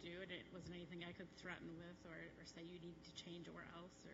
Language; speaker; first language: English; native; English